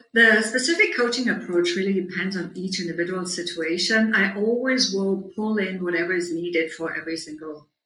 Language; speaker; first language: English; non-native, fluent; German